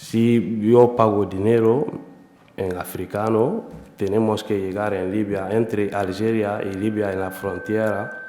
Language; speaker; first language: Spanish; non-native, learner; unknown